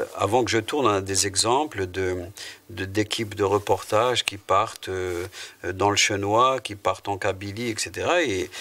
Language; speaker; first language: French; non-native, local second language; Arabic